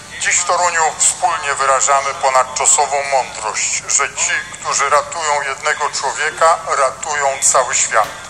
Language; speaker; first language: Polish; native; Polish